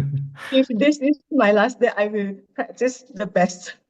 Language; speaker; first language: English; non-native, learner; Indonesian